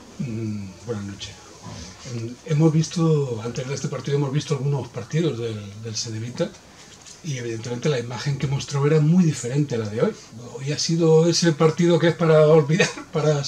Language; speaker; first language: Spanish; native; Spanish